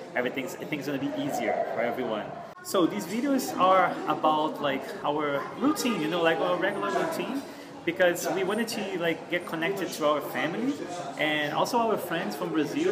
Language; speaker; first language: English; non-native, fluent; Portuguese